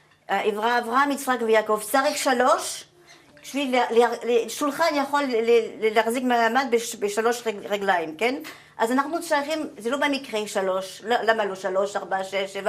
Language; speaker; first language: Hebrew; non-native, fluent; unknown